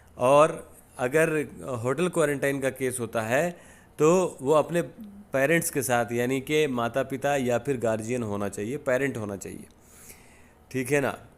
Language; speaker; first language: Hindi; native; Hindi